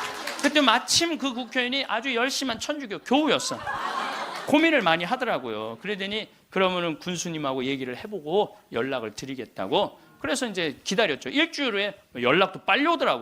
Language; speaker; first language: Korean; native; Korean